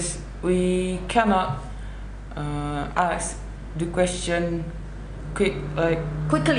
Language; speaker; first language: English; non-native, learner; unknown